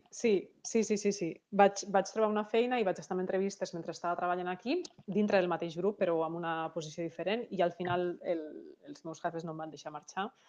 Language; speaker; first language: Catalan; native; Catalan